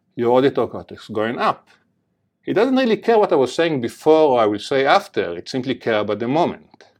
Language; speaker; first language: English; non-native, fluent; Hebrew